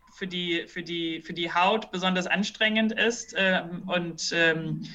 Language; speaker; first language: German; early bilingual, other home language; English